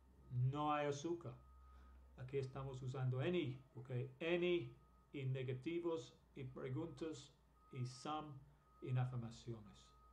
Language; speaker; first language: Spanish; non-native, fluent; English